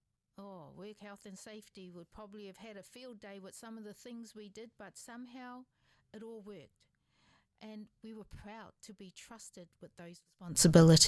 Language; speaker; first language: English; native; English